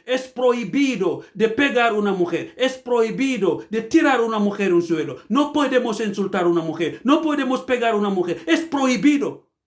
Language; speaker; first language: Spanish; non-native, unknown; Fula